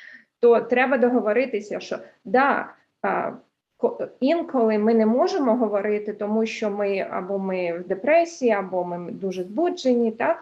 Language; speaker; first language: Ukrainian; early bilingual, heritage; Ukrainian